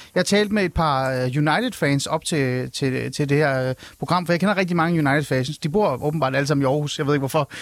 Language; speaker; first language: Danish; early bilingual, other home language; Persian